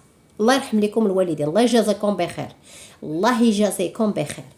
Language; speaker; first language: Arabic; native; Arabic